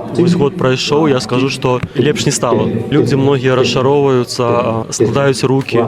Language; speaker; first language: Belarusian; non-native, local second language; Russian